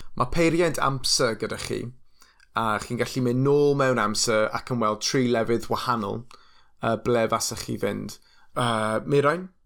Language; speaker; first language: Welsh; non-native, local second language; English